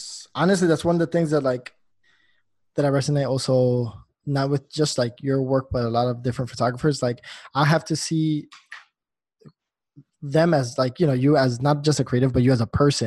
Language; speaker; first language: English; native; English